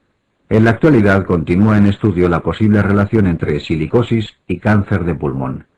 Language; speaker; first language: Spanish; native; Spanish